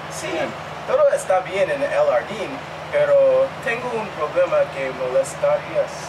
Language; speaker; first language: Spanish; non-native, learner; English